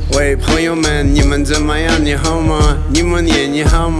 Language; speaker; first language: Chinese; non-native, learner; Russian